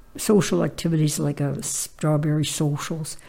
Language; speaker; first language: English; native; English